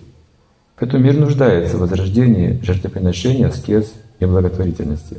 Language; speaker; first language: Russian; native; Russian